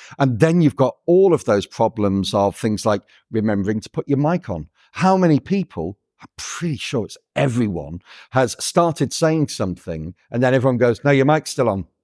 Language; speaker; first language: English; native; English